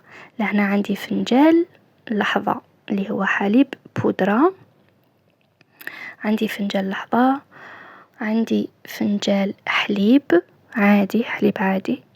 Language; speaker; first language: Arabic; native; Arabic